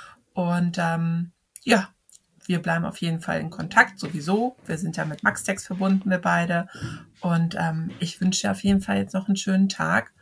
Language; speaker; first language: German; native; German